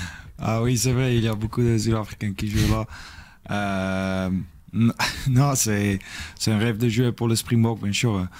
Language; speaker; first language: French; non-native, learner; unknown